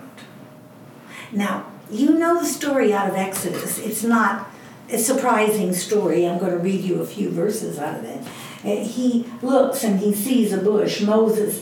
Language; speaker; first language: English; native; English